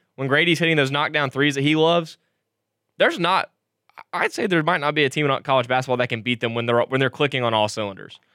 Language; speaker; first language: English; native; English